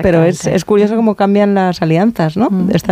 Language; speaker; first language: Spanish; native; Spanish